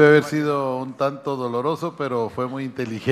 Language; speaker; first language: Spanish; native; Spanish